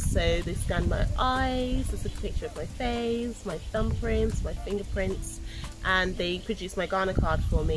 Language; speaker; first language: English; non-native, local second language; Akan